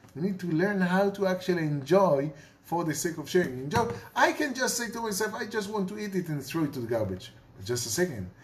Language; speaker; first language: English; non-native, fluent; Hebrew